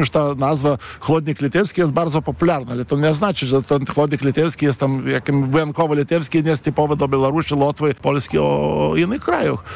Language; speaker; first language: Polish; non-native, fluent; Lithuanian